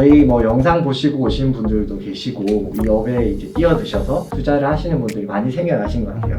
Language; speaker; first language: Korean; native; Korean